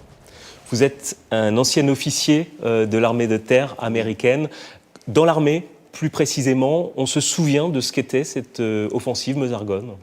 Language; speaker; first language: French; native; French